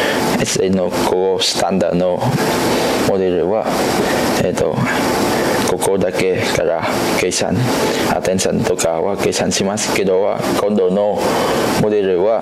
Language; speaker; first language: Japanese; non-native, learner; Cantonese